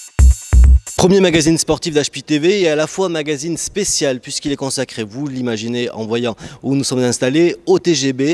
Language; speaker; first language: French; native; French